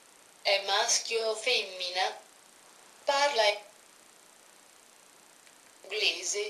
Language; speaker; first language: Italian; non-native, learner; English